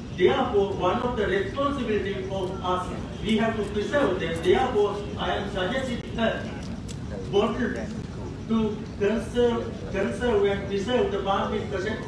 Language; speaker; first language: English; non-native, local second language; Sinhala